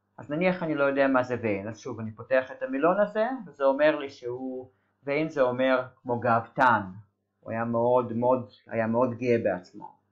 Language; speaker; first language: Hebrew; native; Hebrew